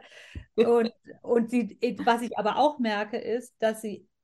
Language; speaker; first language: German; native; German